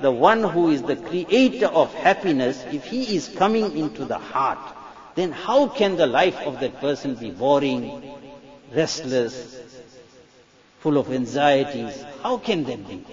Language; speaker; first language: English; native; English